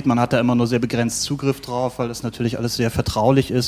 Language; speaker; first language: German; native; German